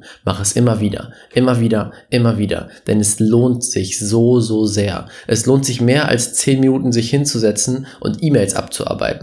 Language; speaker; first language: German; native; German